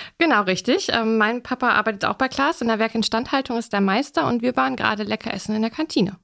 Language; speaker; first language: German; native; German